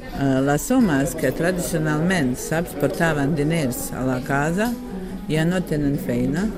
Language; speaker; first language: Catalan; non-native, learner; Bosnian